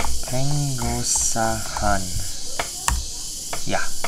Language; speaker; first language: Indonesian; non-native, learner; German